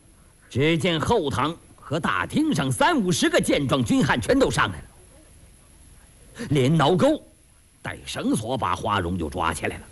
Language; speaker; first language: Chinese; native; Chinese